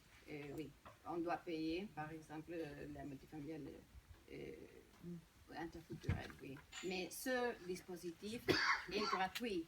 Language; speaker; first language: French; non-native, fluent; Spanish